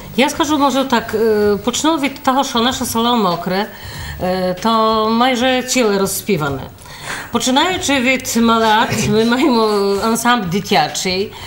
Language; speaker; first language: Ukrainian; early bilingual, heritage; Ukrainian